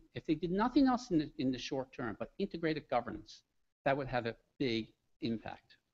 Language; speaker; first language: English; native; English